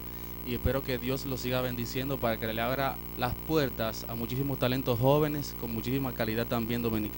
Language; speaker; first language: Spanish; native; Spanish